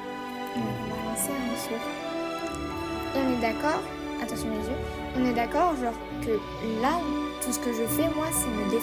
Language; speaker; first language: French; native; French